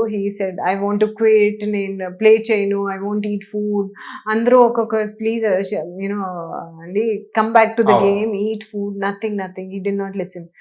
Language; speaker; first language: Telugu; non-native, learner; Hindi